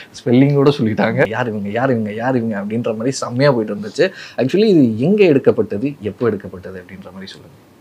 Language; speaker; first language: Tamil; native; Tamil